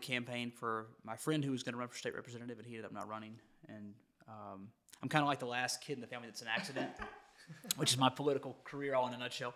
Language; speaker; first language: English; native; English